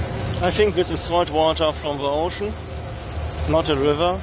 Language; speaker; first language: English; non-native, fluent; German